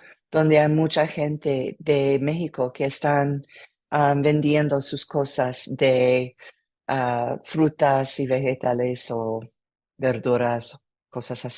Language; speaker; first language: Spanish; non-native, learner; English